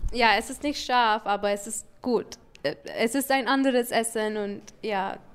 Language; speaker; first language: German; non-native, learner; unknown